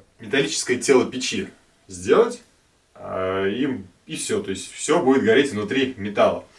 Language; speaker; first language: Russian; native; Russian